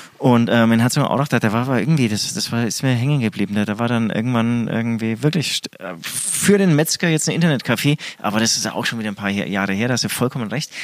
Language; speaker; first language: German; native; German